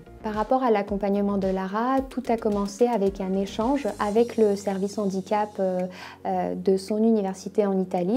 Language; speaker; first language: French; native; French